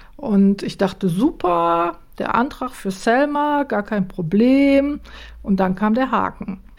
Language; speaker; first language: German; native; German